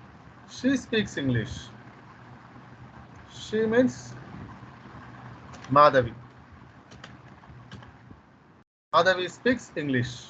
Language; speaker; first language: English; non-native, learner; Telugu